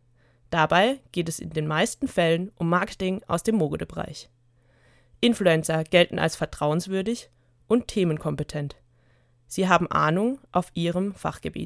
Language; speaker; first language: German; native; German